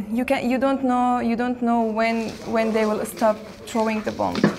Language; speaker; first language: English; non-native, learner; Armenian